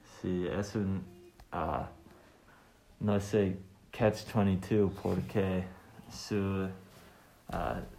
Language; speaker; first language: Spanish; non-native, learner; English